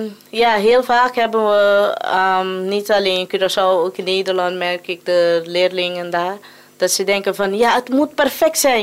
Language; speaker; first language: Dutch; non-native, local second language; Papiamento